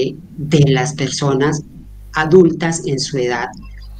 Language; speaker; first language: Spanish; native; Spanish